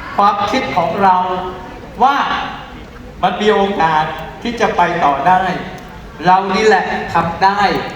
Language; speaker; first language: Thai; native; Thai